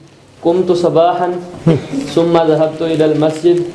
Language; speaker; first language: Arabic; non-native, learner; Urdu